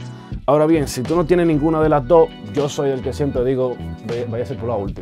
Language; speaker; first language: Spanish; native; Spanish